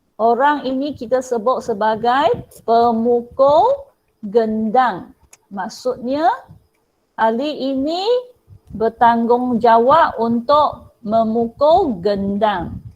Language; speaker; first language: Malay; non-native, local second language; Chinese